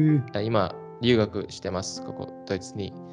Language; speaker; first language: Japanese; non-native, learner; Indonesian